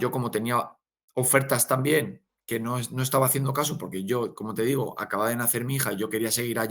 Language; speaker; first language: Spanish; native; Spanish